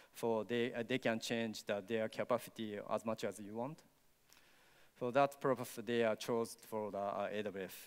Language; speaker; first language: English; non-native, learner; Japanese